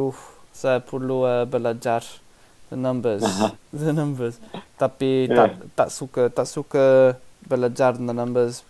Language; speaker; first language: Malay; non-native, learner; English